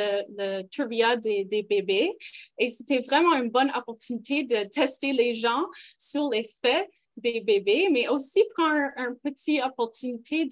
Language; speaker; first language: French; non-native, local second language; English